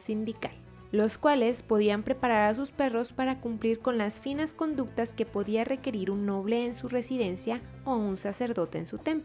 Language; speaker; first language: Spanish; native; Spanish